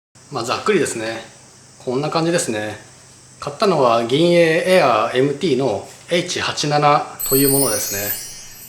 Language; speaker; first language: Japanese; native; Japanese